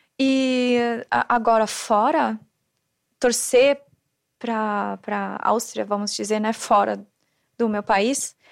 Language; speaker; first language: Portuguese; non-native, fluent; German